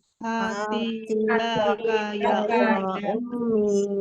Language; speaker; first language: Arabic; non-native, learner; Indonesian